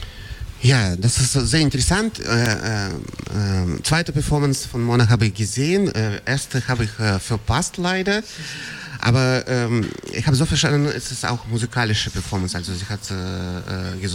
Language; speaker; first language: German; non-native, fluent; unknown